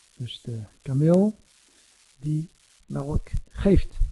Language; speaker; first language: Dutch; non-native, fluent; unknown